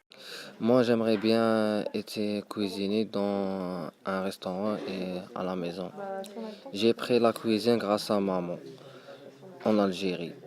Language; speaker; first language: French; non-native, learner; Arabic